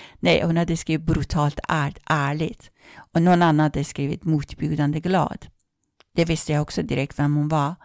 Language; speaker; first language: Swedish; non-native, fluent; Persian